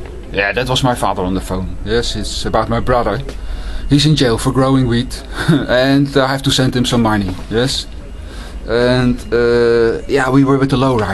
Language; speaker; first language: English; non-native, fluent; Dutch